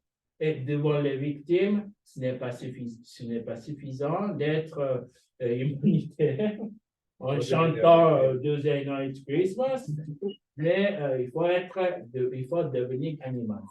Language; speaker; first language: French; non-native, fluent; Japanese